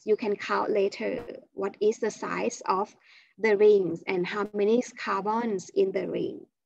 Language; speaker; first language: English; non-native, fluent; Thai